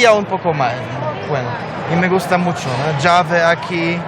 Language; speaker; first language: Spanish; non-native, learner; Polish